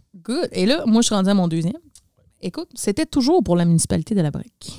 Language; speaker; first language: French; native; French